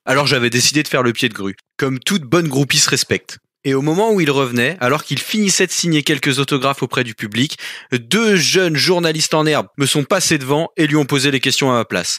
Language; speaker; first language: French; native; French